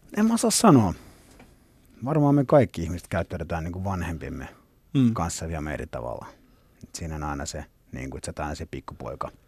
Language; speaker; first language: Finnish; early bilingual, other home language; Swedish